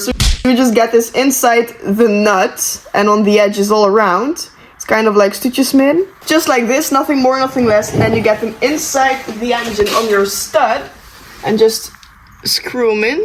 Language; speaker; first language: English; non-native, fluent; Dutch